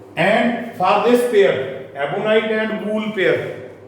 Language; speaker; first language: English; non-native, local second language; Punjabi